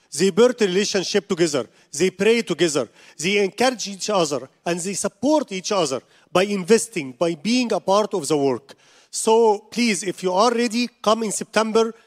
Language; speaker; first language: English; non-native, learner; Arabic